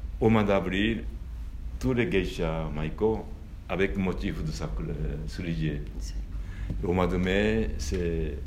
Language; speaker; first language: French; non-native, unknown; Japanese